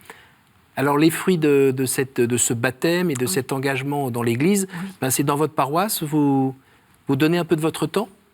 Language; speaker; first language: French; native; French